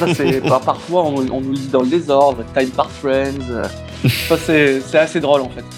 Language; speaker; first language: French; native; French